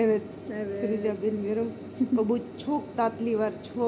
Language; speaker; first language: Turkish; non-native, learner; Gujarati